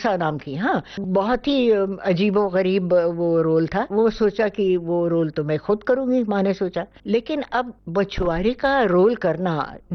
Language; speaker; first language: Hindi; non-native, local second language; Marathi